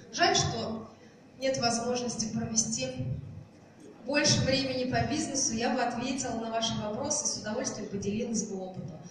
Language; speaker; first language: Russian; non-native, local second language; Tatar